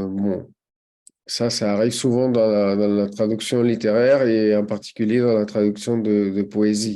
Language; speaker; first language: French; non-native, fluent; Spanish